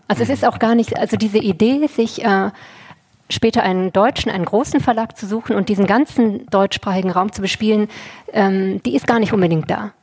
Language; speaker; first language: German; native; German